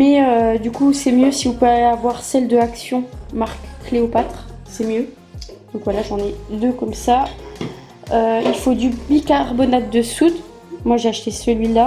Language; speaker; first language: French; native; French